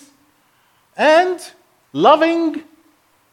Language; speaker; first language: English; non-native, fluent; Arabic